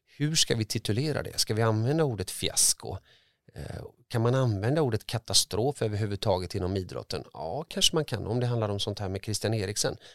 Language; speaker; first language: Swedish; early bilingual, other home language; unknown